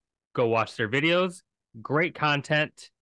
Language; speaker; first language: English; native; English